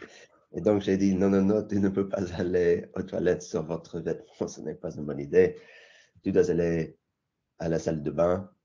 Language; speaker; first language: French; non-native, learner; English